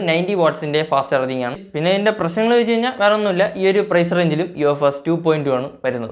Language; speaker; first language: Malayalam; native; Malayalam